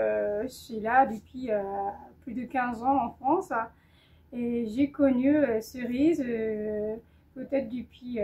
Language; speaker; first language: French; non-native, fluent; Japanese